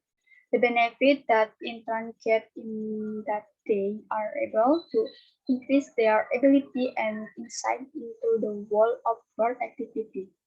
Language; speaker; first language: English; non-native, learner; Indonesian